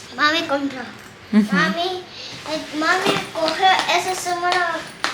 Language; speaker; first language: Spanish; early bilingual, heritage; Spanish